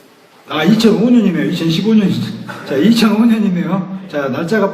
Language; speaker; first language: Korean; native; Korean